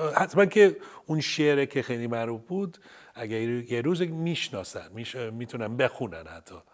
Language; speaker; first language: Persian; early bilingual, heritage; Persian